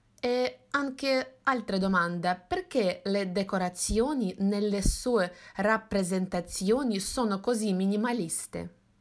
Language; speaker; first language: Italian; non-native, fluent; Russian